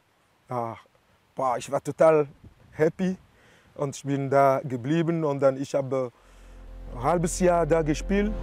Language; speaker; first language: German; non-native, learner; French